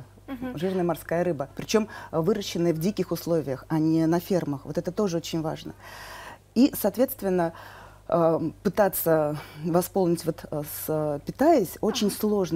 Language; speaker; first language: Russian; native; Russian